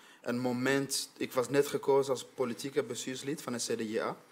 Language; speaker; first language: Dutch; non-native, fluent; Swahili